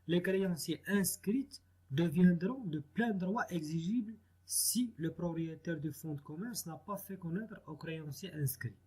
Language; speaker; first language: French; non-native, local second language; Arabic